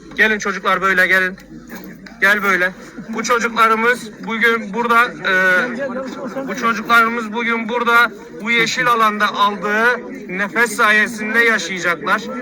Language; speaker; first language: Turkish; native; Turkish